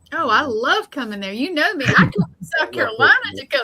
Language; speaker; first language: English; native; English